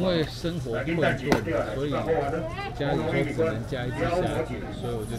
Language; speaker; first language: Chinese; native; Chinese